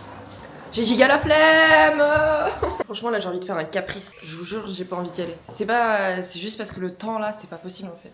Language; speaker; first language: French; native; French